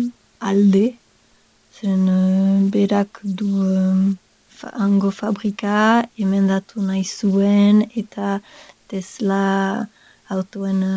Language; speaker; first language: Basque; non-native, local second language; French